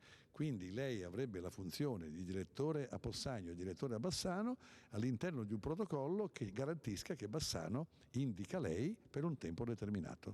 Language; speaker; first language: Italian; native; Italian